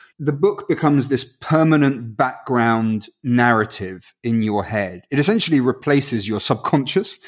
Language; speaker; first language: English; early bilingual, other home language; Spanish